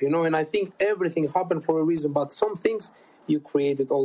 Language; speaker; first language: English; non-native, fluent; Albanian